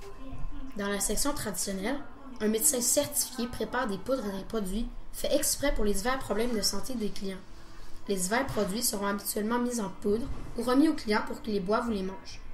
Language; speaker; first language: French; native; French